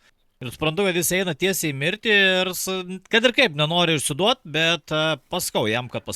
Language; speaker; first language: Lithuanian; native; Lithuanian